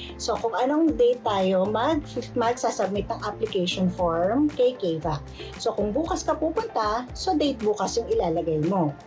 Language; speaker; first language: Filipino; native; Filipino